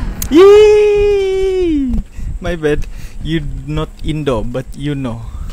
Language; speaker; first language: English; non-native, local second language; Malay